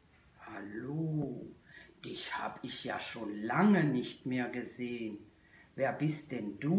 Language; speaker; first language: German; native; German